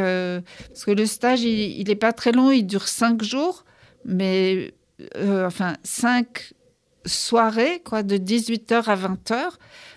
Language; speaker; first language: French; native; French